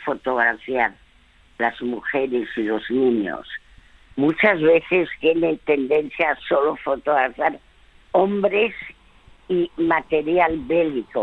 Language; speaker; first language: Spanish; early bilingual, other home language; French